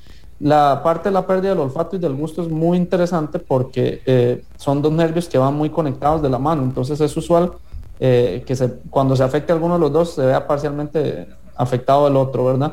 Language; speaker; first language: Spanish; native; Spanish